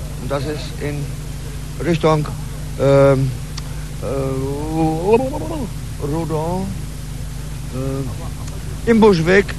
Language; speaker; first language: German; non-native, learner; Polish